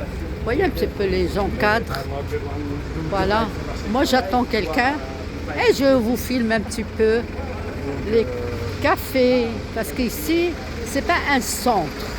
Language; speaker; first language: French; non-native, local second language; Arabic